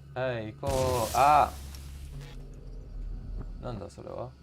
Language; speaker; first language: Japanese; non-native, learner; English